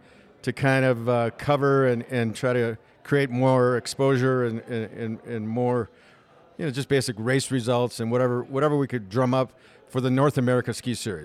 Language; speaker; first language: English; native; English